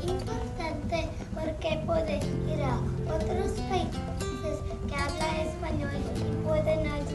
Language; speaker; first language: Spanish; non-native, learner; English